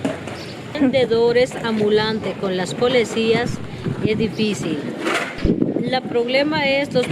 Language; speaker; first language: Spanish; non-native, local second language; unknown